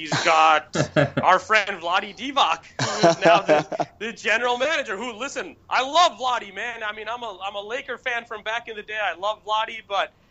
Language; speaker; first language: English; native; English